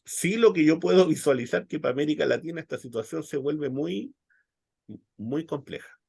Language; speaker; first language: Spanish; native; Spanish